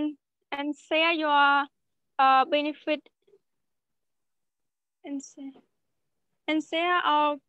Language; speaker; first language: English; non-native, learner; Khmer